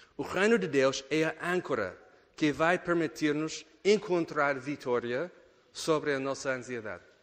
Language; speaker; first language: Portuguese; non-native, fluent; English